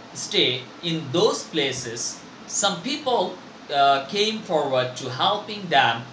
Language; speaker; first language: English; non-native, local second language; Bangla